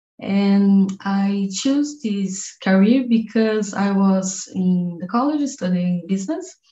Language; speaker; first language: English; non-native, learner; Portuguese